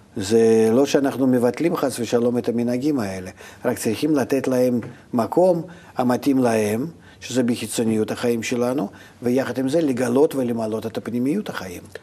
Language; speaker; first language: Hebrew; non-native, fluent; Russian